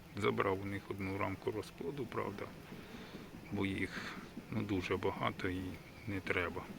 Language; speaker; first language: Ukrainian; native; Ukrainian